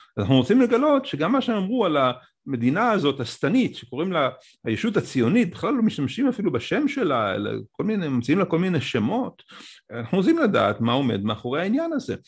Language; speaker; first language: Hebrew; native; Hebrew